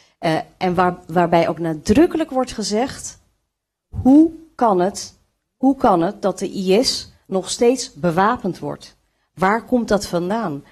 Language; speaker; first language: Dutch; early bilingual, other home language; Kurdish